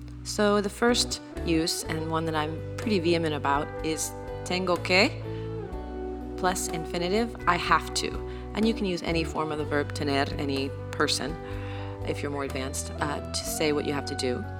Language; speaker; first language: English; native; English